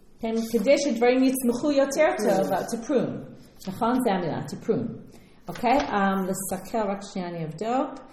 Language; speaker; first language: Hebrew; non-native, fluent; English